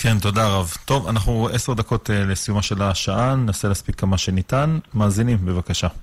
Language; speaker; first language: Hebrew; native; Hebrew